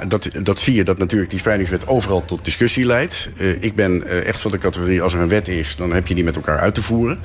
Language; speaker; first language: Dutch; native; Dutch